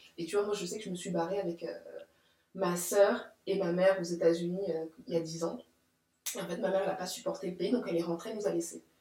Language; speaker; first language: French; native; French